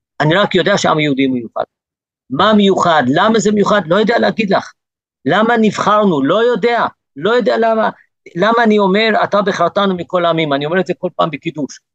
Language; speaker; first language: Hebrew; early bilingual, other home language; English